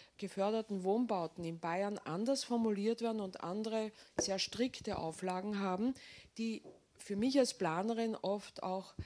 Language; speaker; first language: German; native; German